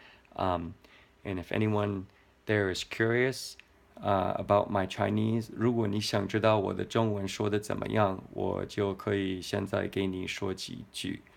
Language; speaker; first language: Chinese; non-native, fluent; English